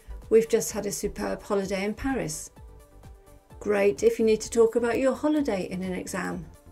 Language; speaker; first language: English; native; English